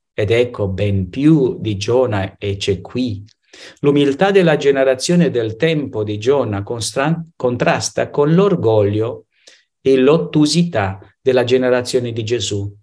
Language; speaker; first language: Italian; non-native, fluent; Spanish